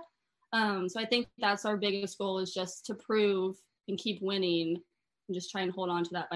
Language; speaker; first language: English; native; English